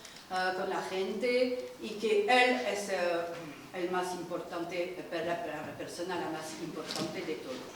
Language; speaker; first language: Spanish; non-native, learner; French